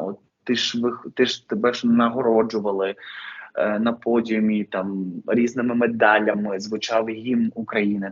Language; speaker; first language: Ukrainian; native; Ukrainian